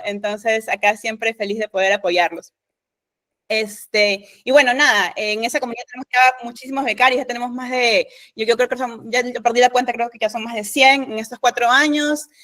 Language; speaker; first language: Spanish; native; Spanish